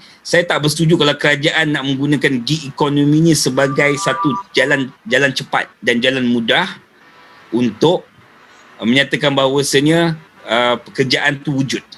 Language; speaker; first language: Malay; native; Malay